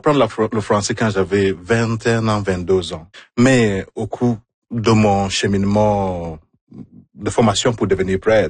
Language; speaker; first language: French; non-native, fluent; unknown